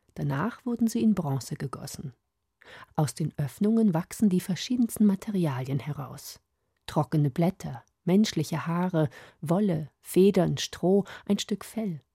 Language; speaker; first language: German; native; German